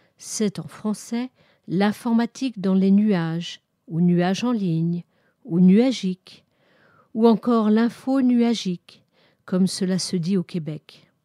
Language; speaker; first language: French; native; French